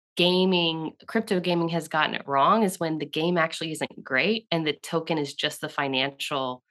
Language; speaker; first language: English; native; English